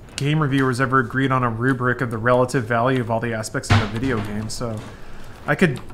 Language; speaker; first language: English; native; English